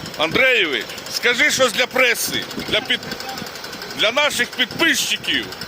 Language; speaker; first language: Ukrainian; native; Ukrainian